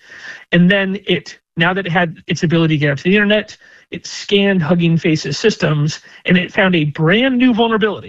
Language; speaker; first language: English; native; English